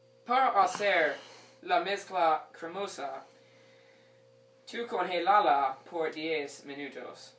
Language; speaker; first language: Spanish; non-native, learner; English